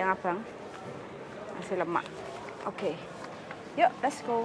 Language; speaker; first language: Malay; non-native, local second language; Javanese